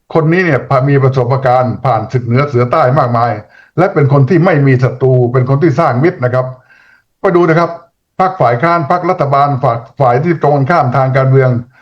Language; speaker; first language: Thai; native; Thai